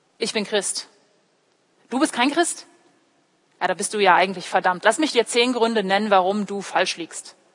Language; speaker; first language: German; early bilingual, other home language; English